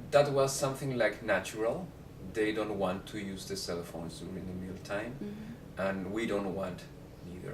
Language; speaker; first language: English; non-native, fluent; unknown